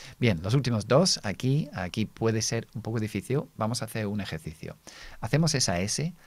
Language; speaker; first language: Spanish; non-native, fluent; English